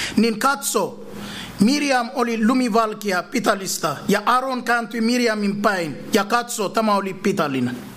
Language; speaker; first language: Finnish; non-native, fluent; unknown